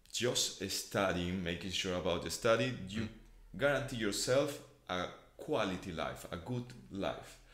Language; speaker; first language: English; non-native, fluent; Spanish